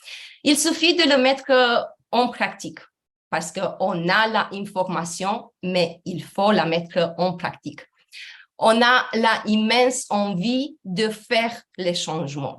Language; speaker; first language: French; non-native, fluent; Romanian